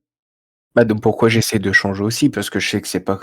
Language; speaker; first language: French; native; French